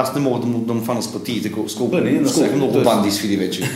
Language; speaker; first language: Bulgarian; native; Bulgarian